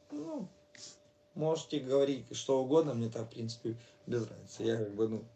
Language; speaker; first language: Russian; native; Russian